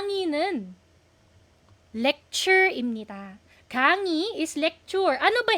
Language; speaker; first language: Korean; non-native, fluent; Filipino